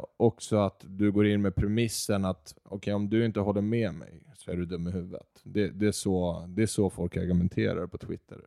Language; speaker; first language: Swedish; early bilingual, other home language; Serbian